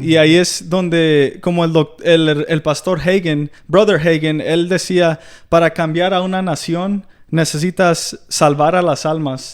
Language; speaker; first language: Spanish; early bilingual, heritage; Spanish